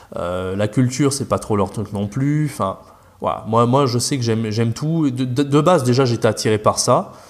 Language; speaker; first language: French; native; French